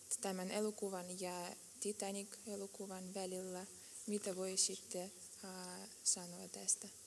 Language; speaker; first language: Finnish; non-native, fluent; Russian